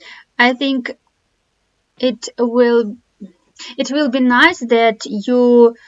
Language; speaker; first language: English; non-native, fluent; Russian